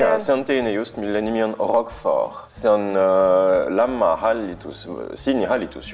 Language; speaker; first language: Estonian; non-native, fluent; French